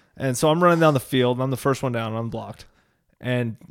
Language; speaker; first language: English; native; English